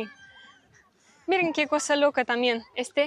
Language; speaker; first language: Spanish; non-native, fluent; Russian